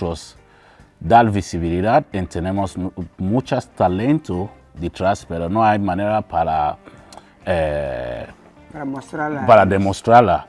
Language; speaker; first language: Spanish; non-native, learner; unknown